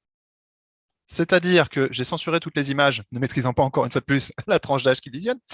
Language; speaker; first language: French; native; French